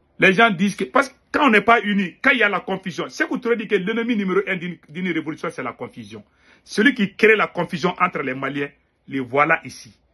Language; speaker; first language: French; non-native, local second language; Bambara